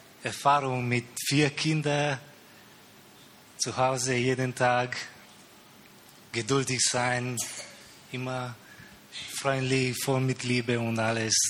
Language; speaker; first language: German; non-native, learner; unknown